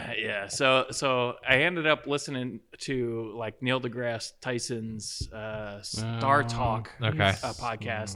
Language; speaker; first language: English; native; English